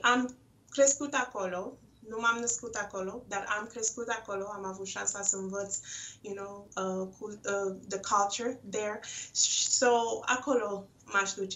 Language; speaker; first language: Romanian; non-native, local second language; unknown